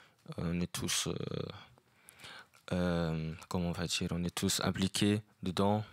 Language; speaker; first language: French; non-native, fluent; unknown